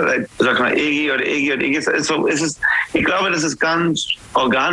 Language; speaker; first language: German; non-native, fluent; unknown